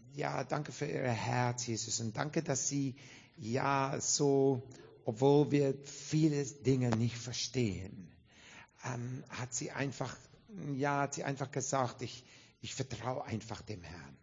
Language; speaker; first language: German; non-native, fluent; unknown